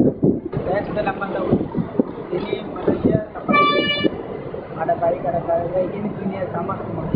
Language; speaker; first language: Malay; non-native, learner; Bangla